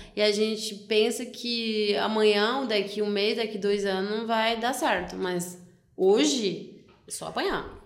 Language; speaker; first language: Portuguese; non-native, fluent; French